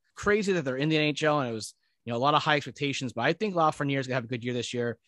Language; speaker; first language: English; native; English